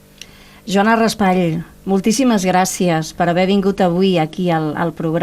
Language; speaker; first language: Catalan; native; Catalan